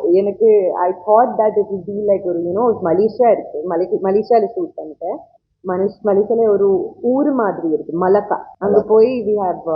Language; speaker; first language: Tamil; non-native, learner; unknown